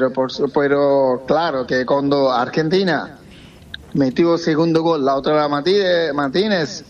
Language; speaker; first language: Spanish; non-native, fluent; Bangla